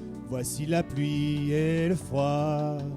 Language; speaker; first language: French; native; French